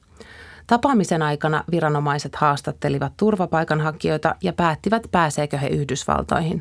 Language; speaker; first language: Finnish; native; Finnish